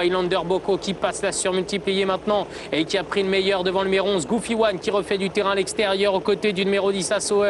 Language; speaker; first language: French; native; French